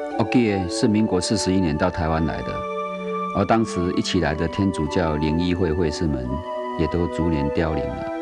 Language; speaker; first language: Chinese; native; Chinese